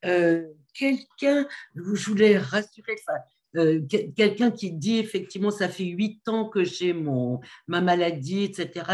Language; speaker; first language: French; native; French